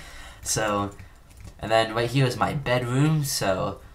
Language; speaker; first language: English; native; English